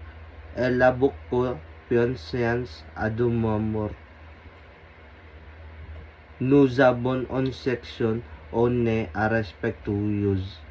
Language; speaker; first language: French; non-native, learner; Filipino